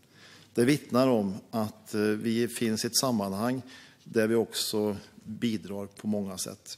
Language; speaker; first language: Swedish; native; Swedish